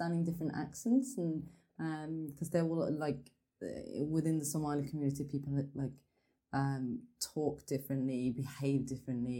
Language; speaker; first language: English; non-native, fluent; Norwegian